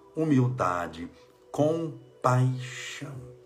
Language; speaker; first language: Portuguese; native; Portuguese